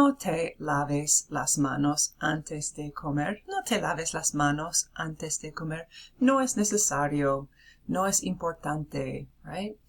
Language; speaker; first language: Spanish; non-native, fluent; English